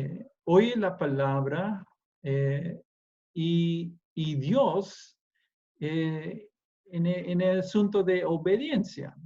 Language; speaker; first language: Spanish; non-native, fluent; English